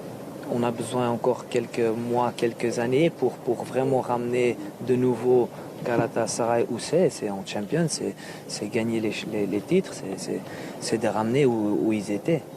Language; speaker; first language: French; non-native, local second language; Dutch